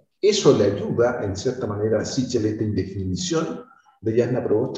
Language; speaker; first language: Spanish; native; Spanish